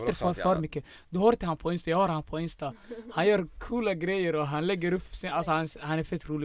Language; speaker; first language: Swedish; non-native, fluent; Somali